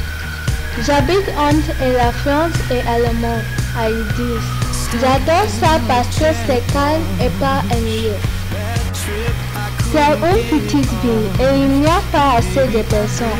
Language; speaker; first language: French; non-native, learner; English